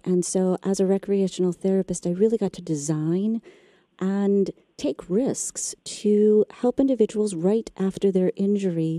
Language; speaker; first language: English; native; English